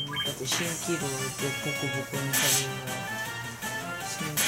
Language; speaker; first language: Japanese; native; Japanese